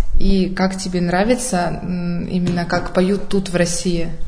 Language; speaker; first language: Russian; native; Russian